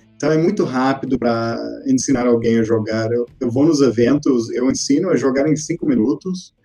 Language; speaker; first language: Portuguese; non-native, fluent; English